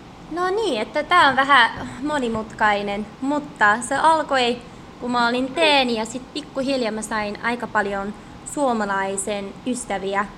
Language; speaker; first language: Finnish; early bilingual, heritage; English